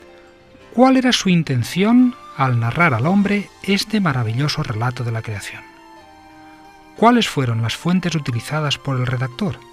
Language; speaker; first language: Spanish; native; Spanish